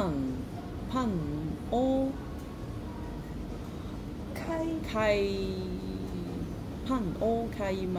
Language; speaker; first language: Japanese; non-native, learner; English